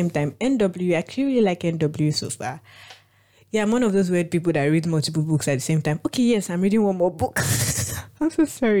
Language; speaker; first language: English; non-native, local second language; Yoruba